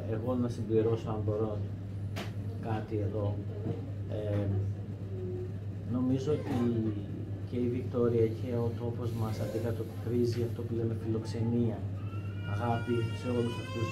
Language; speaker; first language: Greek; native; Greek